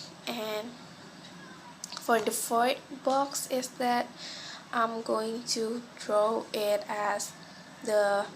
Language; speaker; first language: English; non-native, local second language; Malay